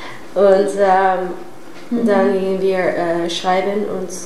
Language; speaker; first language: German; non-native, learner; Dutch